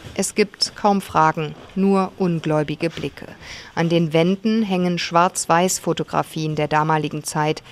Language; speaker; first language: German; native; German